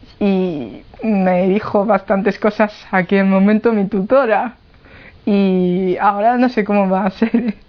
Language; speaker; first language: Spanish; non-native, fluent; Chinese